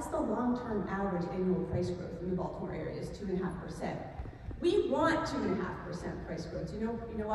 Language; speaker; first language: English; native; English